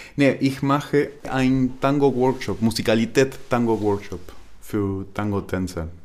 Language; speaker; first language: German; non-native, learner; Spanish